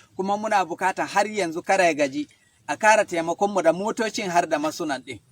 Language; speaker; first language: Hausa; non-native, local second language; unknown